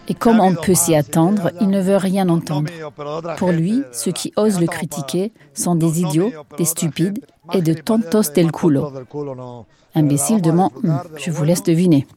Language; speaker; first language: French; native; French